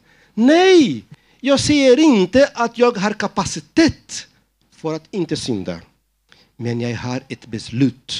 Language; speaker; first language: Swedish; non-native, fluent; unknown